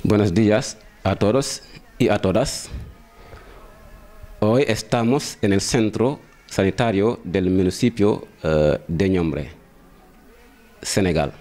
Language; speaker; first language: Spanish; non-native, fluent; Wolof